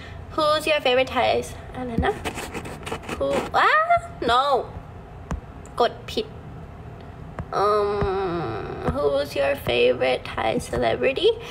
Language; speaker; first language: English; early bilingual, other home language; Thai